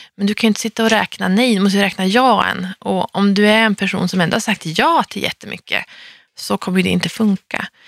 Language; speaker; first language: Swedish; native; Swedish